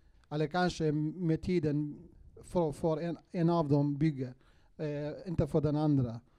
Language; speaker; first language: Swedish; non-native, fluent; Central Kurdish